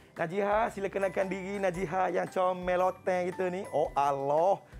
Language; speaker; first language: Malay; native; Malay